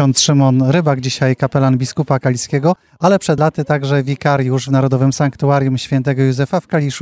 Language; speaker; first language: Polish; native; Polish